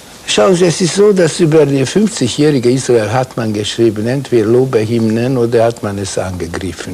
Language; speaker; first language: German; non-native, fluent; Hungarian